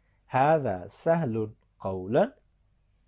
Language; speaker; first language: Arabic; non-native, fluent; Urdu